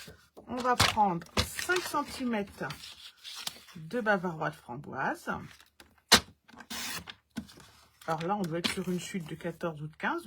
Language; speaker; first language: French; native; French